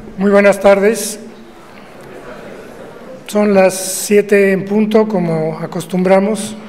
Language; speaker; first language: Spanish; native; Spanish